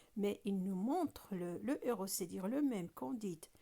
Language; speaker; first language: French; non-native, local second language; Arabic